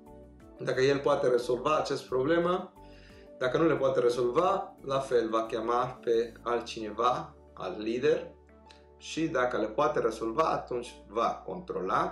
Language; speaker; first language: Romanian; non-native, fluent; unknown